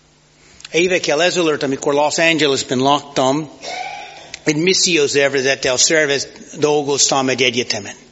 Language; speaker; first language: Hungarian; non-native, fluent; English